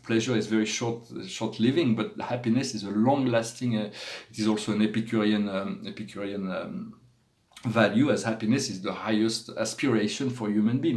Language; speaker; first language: English; non-native, fluent; French